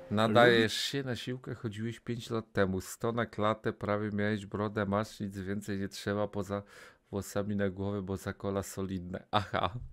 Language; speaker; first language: Polish; native; Polish